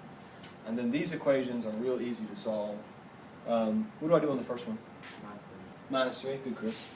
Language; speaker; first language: English; native; English